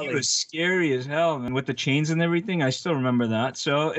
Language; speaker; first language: English; early bilingual, other home language; Arabic